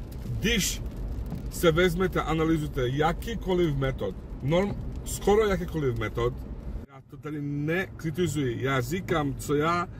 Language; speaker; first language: Czech; non-native, fluent; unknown